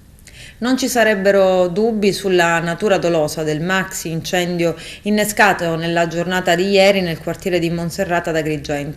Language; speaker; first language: Italian; native; Italian